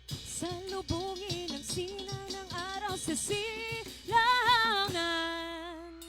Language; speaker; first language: Filipino; non-native, local second language; Cebuano